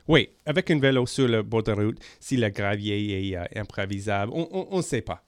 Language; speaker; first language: French; non-native, local second language; English